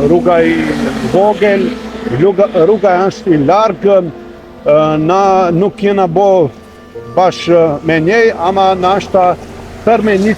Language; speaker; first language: Albanian; non-native, local second language; Croatian